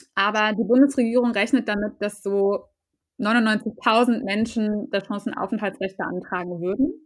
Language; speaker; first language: German; native; German